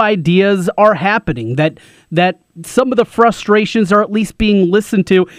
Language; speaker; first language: English; native; English